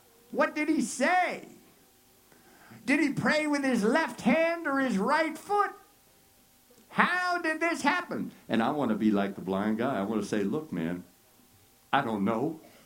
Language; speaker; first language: English; native; English